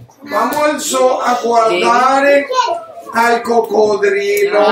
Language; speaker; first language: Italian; non-native, learner; Spanish